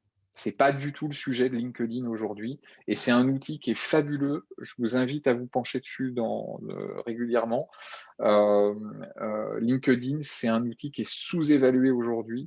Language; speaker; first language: French; native; French